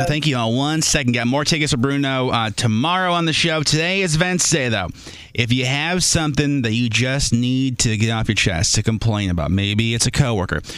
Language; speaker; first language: English; native; English